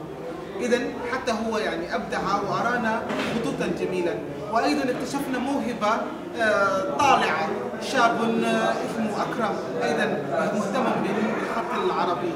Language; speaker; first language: Arabic; non-native, fluent; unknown